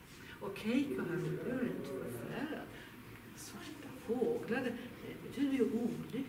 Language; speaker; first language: Swedish; native; Swedish